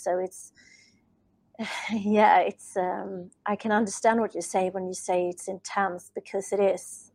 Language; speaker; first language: English; non-native, fluent; Swedish